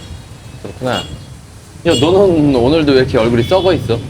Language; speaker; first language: Korean; native; Korean